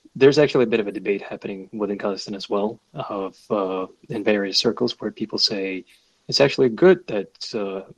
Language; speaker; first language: English; non-native, fluent; Russian